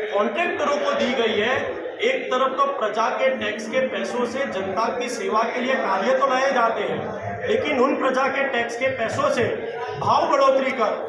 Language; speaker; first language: Hindi; non-native, local second language; Gujarati